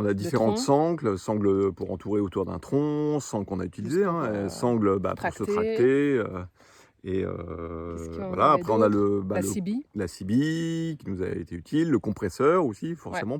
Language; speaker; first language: French; native; French